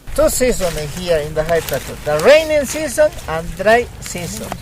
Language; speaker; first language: English; non-native, learner; Spanish